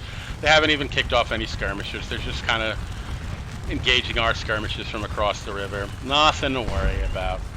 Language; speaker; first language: English; native; English